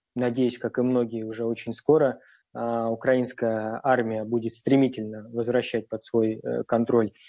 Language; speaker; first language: Russian; native; Russian